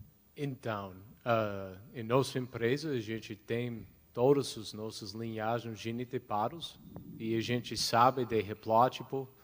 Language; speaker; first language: Portuguese; non-native, fluent; English